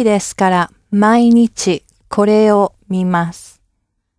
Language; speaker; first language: Japanese; non-native, learner; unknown